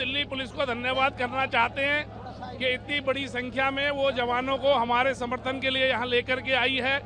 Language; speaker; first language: Hindi; native; Hindi